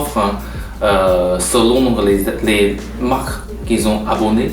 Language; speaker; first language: French; non-native, fluent; Chinese